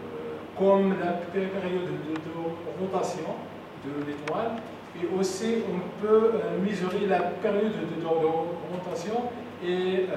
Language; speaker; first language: French; non-native, local second language; Arabic